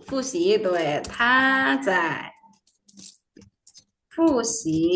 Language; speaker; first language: Chinese; non-native, fluent; Indonesian